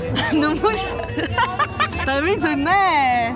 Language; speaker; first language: Korean; non-native, learner; Spanish